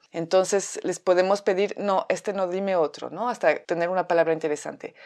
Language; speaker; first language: Spanish; non-native, fluent; French